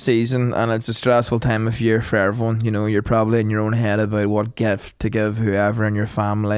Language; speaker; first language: English; native; English